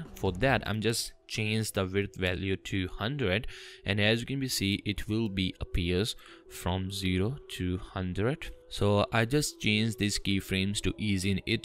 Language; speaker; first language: English; non-native, fluent; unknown